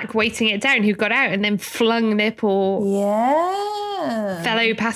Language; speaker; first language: English; native; English